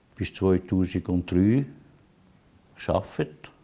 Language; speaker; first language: German; non-native, learner; Italian